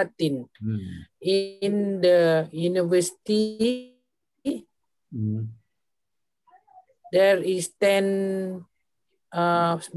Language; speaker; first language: English; non-native, learner; Malay